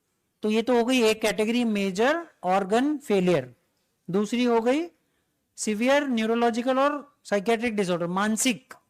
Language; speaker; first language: Hindi; native; Hindi